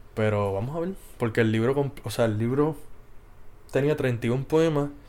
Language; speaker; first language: Spanish; native; Spanish